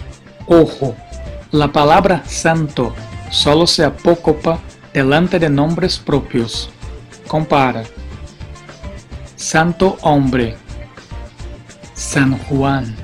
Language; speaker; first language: Spanish; non-native, fluent; Portuguese